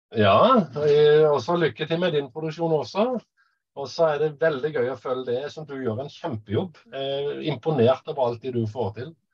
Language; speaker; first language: Norwegian; native; Norwegian